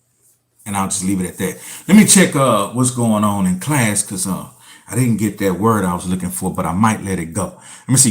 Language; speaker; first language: English; native; English